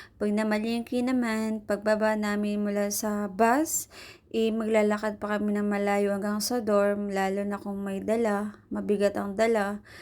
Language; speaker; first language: Filipino; native; Filipino